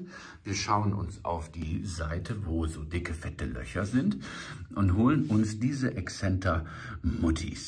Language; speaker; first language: German; native; German